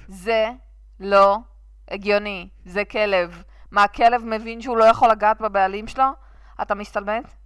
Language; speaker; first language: Hebrew; native; Hebrew